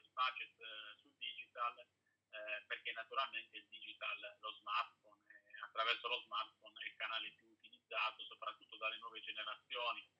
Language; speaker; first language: Italian; native; Italian